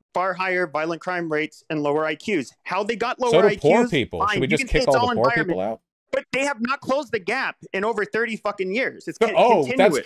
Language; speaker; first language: English; native; English